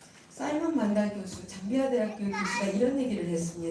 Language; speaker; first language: Korean; native; Korean